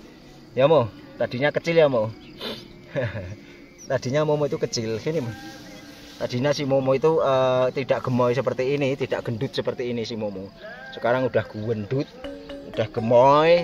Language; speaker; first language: Indonesian; non-native, local second language; Javanese